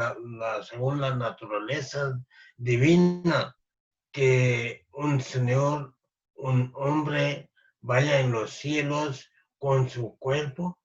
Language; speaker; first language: Spanish; non-native, fluent; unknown